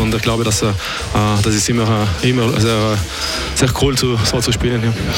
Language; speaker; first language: German; non-native, local second language; French